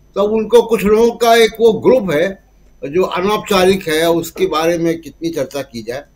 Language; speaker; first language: Hindi; native; Hindi